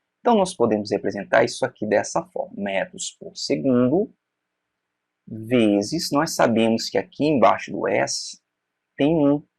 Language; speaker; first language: Portuguese; native; Portuguese